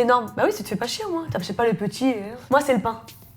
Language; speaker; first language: French; native; French